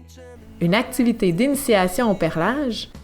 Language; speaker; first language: French; native; French